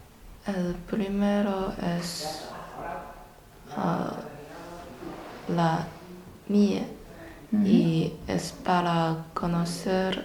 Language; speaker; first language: Spanish; non-native, learner; Chinese